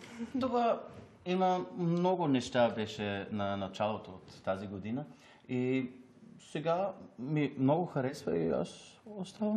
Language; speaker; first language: Bulgarian; non-native, learner; German